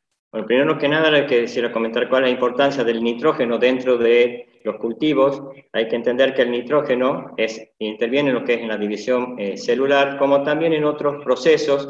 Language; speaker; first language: Spanish; native; Spanish